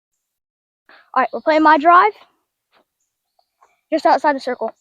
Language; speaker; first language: English; native; English